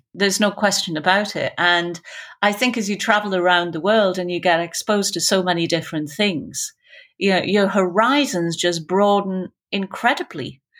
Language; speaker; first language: English; native; English